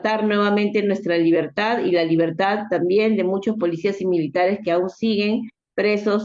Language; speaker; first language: Spanish; native; Spanish